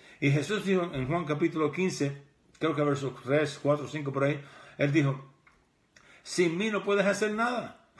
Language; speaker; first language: Spanish; early bilingual, heritage; Spanish